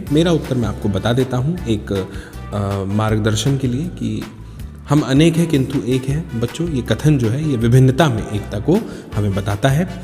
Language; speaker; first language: Hindi; native; Hindi